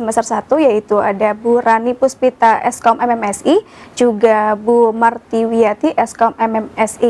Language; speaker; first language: Indonesian; native; Indonesian